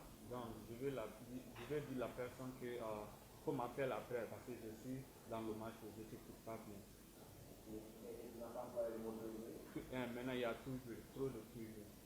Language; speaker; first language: French; non-native, learner; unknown